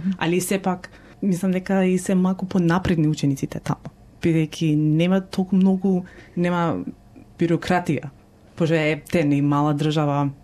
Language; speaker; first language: Macedonian; early bilingual, heritage; Macedonian